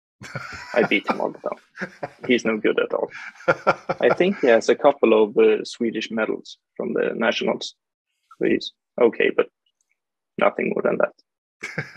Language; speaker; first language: English; non-native, fluent; Swedish